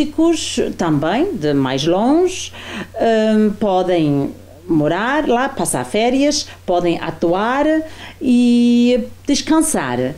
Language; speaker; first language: Portuguese; non-native, fluent; German